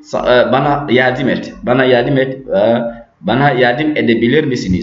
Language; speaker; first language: Turkish; non-native, fluent; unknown